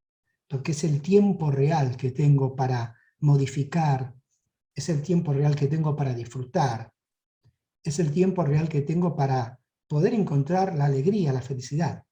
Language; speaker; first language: Spanish; native; Spanish